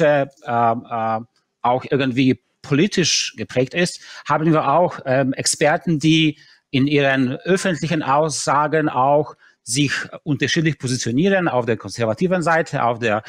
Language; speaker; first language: German; non-native, fluent; Polish